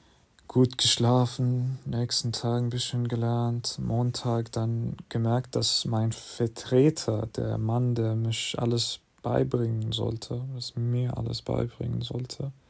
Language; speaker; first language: German; non-native, fluent; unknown